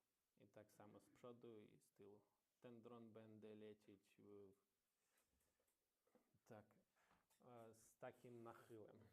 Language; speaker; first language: Polish; non-native, learner; Ukrainian